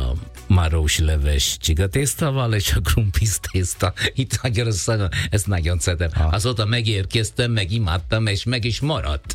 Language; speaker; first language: Hungarian; non-native, fluent; Italian